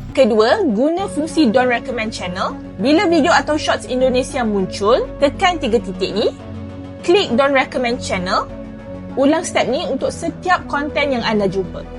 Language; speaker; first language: Malay; native; Malay